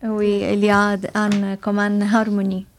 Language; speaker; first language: French; non-native, learner; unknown